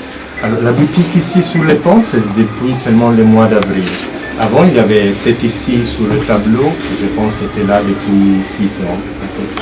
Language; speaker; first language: French; non-native, fluent; Italian